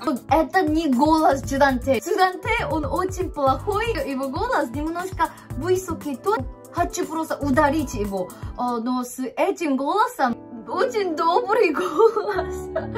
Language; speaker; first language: Russian; non-native, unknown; Korean